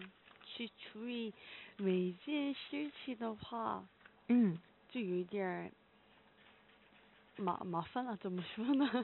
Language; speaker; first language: Chinese; non-native, learner; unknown